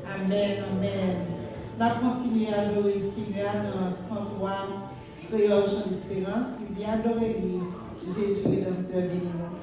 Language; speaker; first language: French; non-native, local second language; Haitian Creole